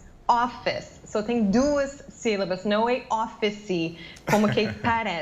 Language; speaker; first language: Portuguese; non-native, fluent; English